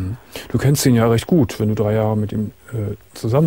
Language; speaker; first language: German; native; German